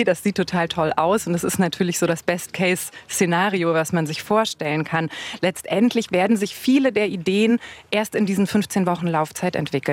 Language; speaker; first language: German; native; German